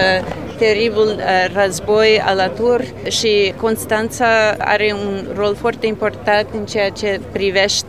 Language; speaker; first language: Romanian; non-native, fluent; English